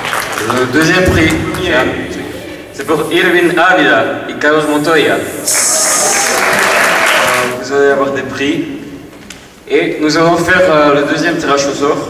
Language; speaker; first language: French; non-native, fluent; Spanish